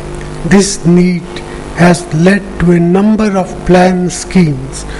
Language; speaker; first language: English; non-native, local second language; Punjabi